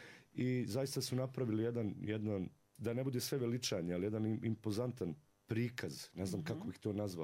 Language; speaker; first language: Serbian; native; Serbian